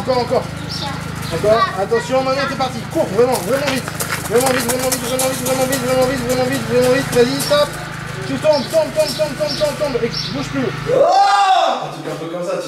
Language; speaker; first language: French; native; French